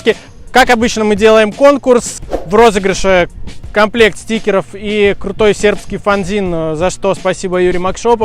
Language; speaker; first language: Russian; native; Russian